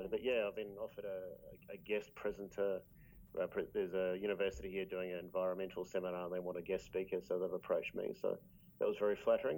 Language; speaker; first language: English; native; English